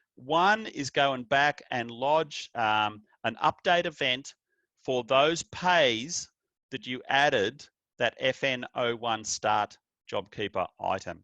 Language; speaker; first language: English; native; English